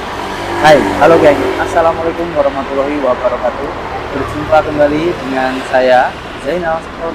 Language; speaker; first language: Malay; non-native, local second language; Javanese